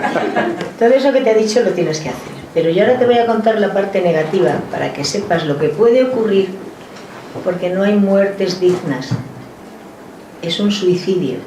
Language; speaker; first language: Spanish; native; Spanish